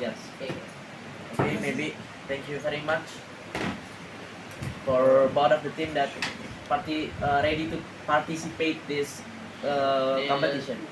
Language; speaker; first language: English; non-native, learner; Indonesian